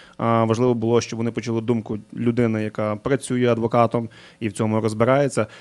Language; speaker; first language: Ukrainian; native; Ukrainian